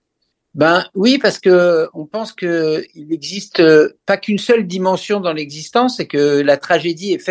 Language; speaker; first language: French; native; French